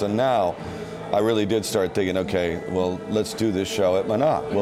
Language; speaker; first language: English; non-native, fluent; Spanish